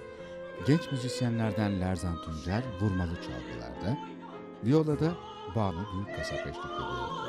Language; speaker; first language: Turkish; native; Turkish